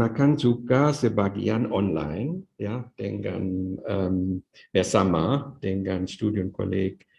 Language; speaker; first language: Indonesian; non-native, fluent; German